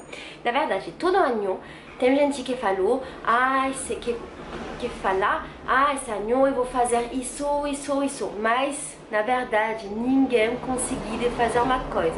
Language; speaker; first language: Portuguese; non-native, learner; French